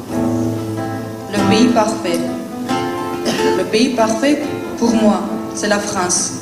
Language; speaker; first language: French; non-native, learner; Armenian